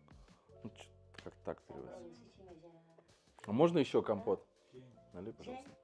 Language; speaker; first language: Russian; native; Russian